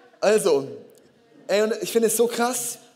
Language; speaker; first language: German; native; German